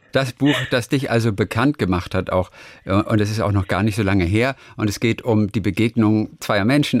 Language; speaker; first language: German; native; German